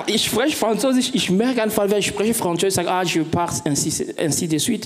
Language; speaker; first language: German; non-native, fluent; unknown